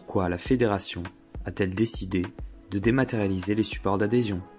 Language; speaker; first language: French; native; French